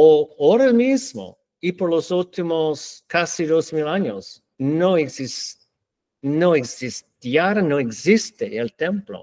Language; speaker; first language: Spanish; non-native, learner; English